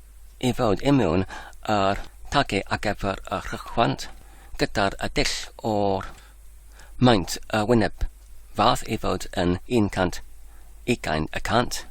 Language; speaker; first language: Welsh; non-native, learner; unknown